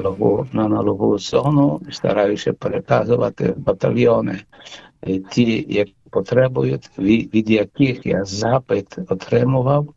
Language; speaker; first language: Ukrainian; early bilingual, heritage; Ukrainian